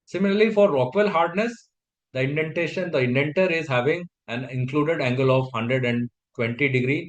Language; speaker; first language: English; non-native, local second language; Hindi